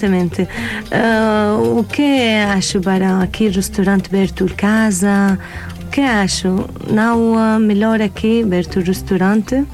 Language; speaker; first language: Portuguese; non-native, learner; Arabic